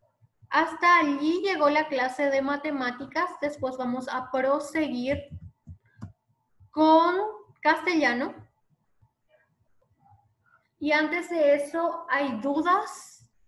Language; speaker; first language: Spanish; native; Spanish